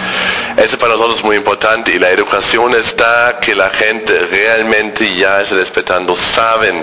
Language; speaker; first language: Spanish; non-native, fluent; German